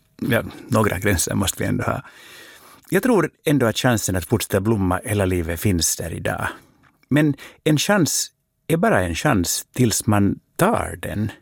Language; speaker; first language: Swedish; native; Swedish